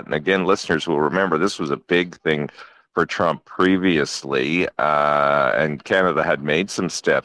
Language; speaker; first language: English; native; English